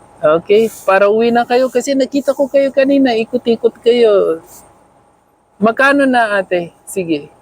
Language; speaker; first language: Filipino; non-native, learner; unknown